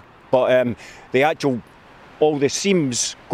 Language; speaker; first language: English; native; English